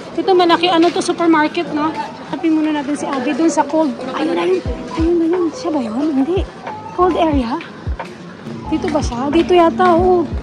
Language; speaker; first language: Filipino; native; Filipino